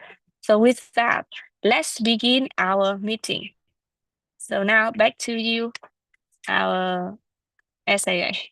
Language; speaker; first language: English; non-native, learner; Vietnamese